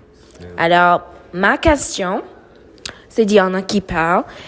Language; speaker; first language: French; non-native, learner; English